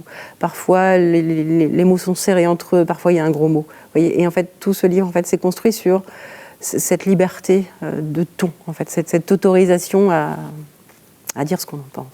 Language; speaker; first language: French; native; French